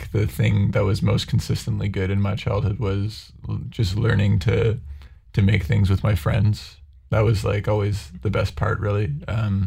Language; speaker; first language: English; native; English